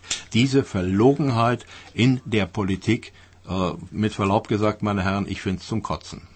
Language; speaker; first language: German; native; German